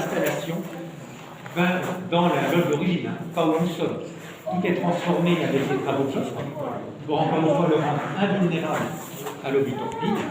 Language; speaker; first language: French; native; French